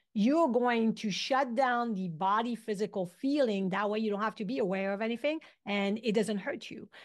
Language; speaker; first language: English; non-native, fluent; French